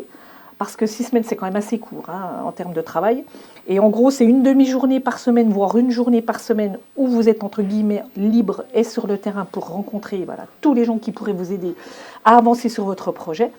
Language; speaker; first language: French; native; French